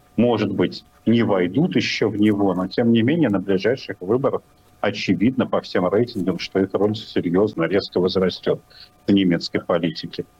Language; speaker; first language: Russian; native; Russian